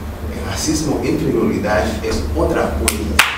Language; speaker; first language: Portuguese; non-native, learner; Haitian Creole